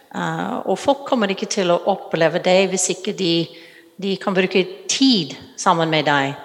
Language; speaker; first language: Norwegian; non-native, fluent; English